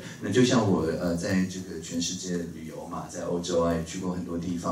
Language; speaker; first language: Chinese; native; Chinese